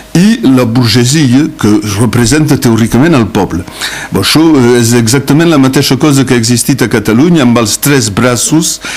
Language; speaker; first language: Catalan; non-native, local second language; French